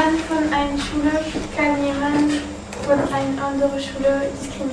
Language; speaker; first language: German; non-native, learner; French